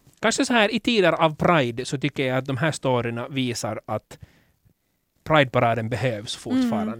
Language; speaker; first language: Swedish; native; Swedish